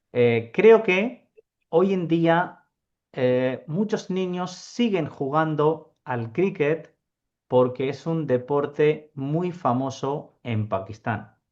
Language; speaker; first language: Spanish; non-native, fluent; Urdu